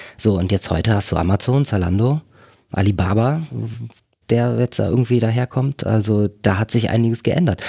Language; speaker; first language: German; native; German